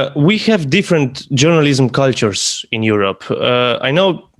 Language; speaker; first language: English; non-native, fluent; Slovenian